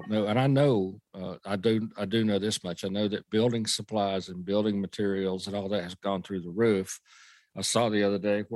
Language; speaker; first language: English; native; English